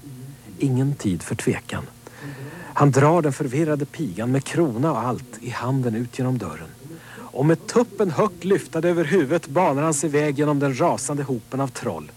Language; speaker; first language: Swedish; native; Swedish